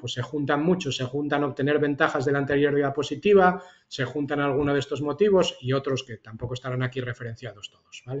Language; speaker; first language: Spanish; native; Spanish